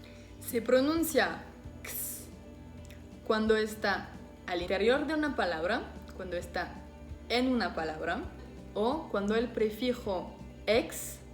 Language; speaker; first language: Spanish; non-native, fluent; French